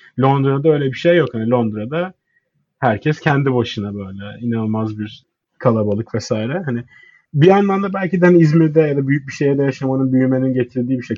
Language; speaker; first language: Turkish; native; Turkish